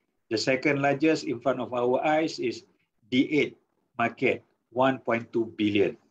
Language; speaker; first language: English; non-native, local second language; Malay